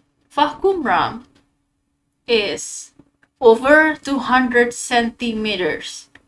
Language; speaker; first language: English; non-native, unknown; Indonesian